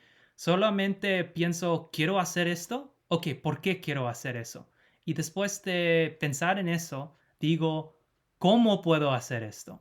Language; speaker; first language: Spanish; non-native, fluent; English